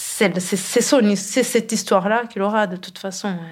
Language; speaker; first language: French; non-native, local second language; Kinyarwanda